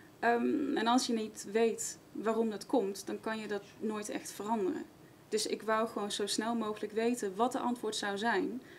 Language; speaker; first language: Dutch; non-native, fluent; English